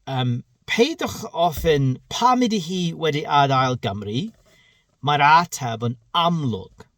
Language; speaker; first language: Welsh; non-native, learner; English